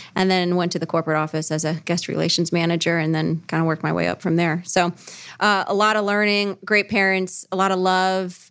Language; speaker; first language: English; native; English